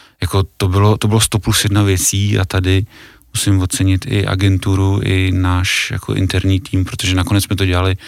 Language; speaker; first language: Czech; native; Czech